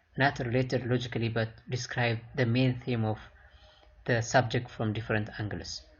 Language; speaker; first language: English; non-native, local second language; Amharic